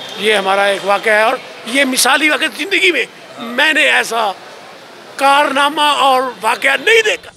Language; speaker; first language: Urdu; non-native, local second language; Punjabi